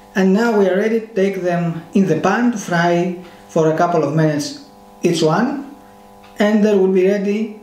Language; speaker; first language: English; non-native, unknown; Greek